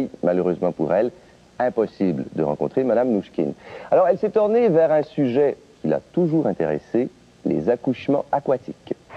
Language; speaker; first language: French; native; French